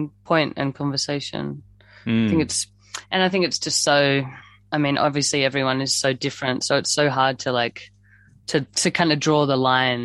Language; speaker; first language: English; native; English